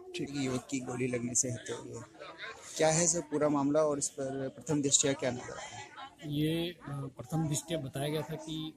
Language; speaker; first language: Hindi; native; Hindi